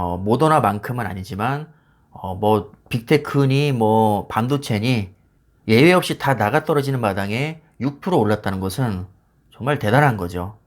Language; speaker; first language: Korean; native; Korean